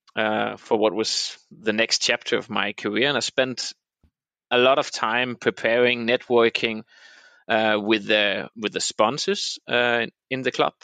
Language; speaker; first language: English; non-native, fluent; Danish